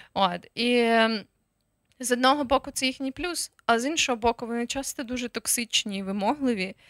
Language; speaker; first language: Ukrainian; native; Ukrainian